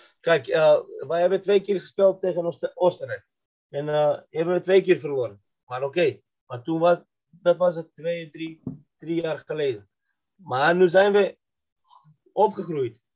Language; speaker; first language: Dutch; non-native, fluent; Macedonian